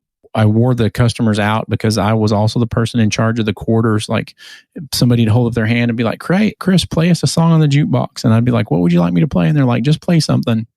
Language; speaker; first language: English; native; English